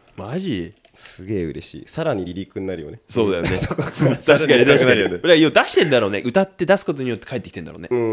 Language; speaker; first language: Japanese; native; Japanese